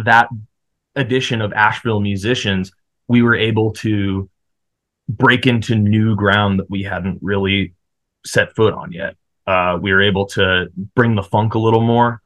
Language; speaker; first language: English; native; English